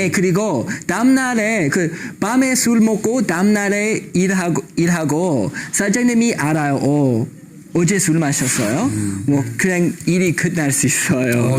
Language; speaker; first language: Korean; non-native, learner; English